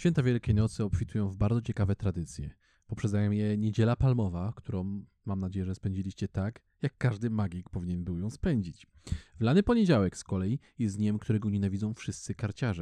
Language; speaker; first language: Polish; native; Polish